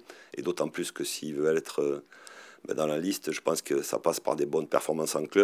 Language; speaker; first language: French; native; French